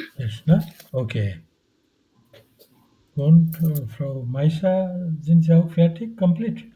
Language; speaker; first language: German; non-native, fluent; Bangla